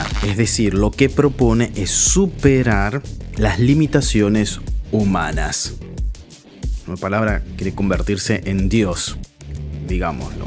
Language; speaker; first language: Spanish; native; Spanish